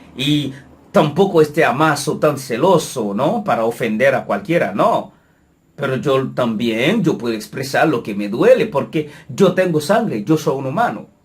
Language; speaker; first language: Spanish; non-native, fluent; Haitian Creole